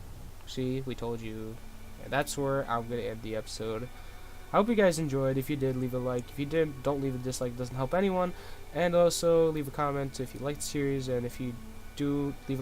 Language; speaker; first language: English; native; English